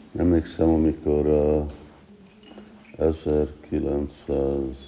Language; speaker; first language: Hungarian; early bilingual, heritage; Hungarian